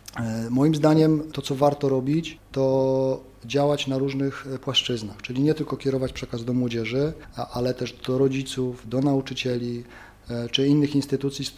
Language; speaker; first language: Polish; native; Polish